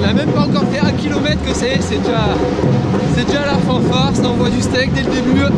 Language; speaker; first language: French; native; French